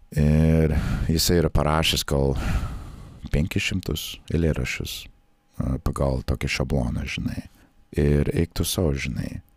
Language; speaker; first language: Lithuanian; non-native, fluent; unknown